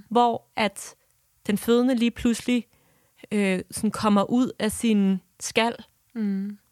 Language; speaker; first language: Danish; native; Danish